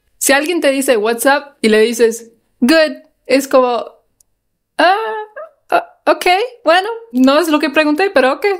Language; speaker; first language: Spanish; non-native, fluent; English